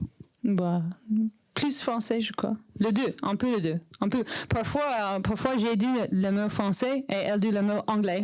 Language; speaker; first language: French; non-native, learner; English